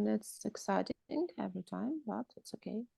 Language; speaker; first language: English; non-native, learner; Russian